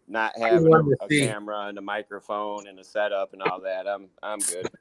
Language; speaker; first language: English; native; English